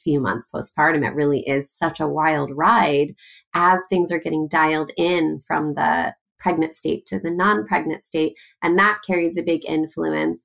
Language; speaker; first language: English; native; English